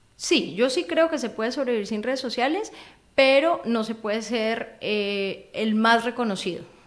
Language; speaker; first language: Spanish; native; Spanish